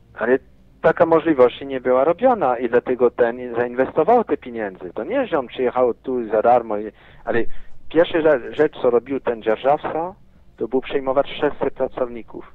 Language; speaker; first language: Polish; non-native, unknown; French